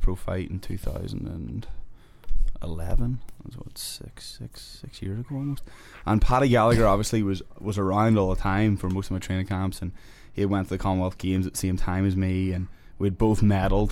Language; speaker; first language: English; native; English